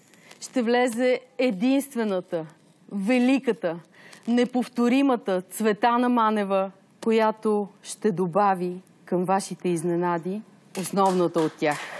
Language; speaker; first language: Bulgarian; native; Bulgarian